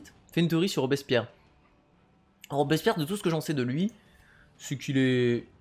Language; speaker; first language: French; native; French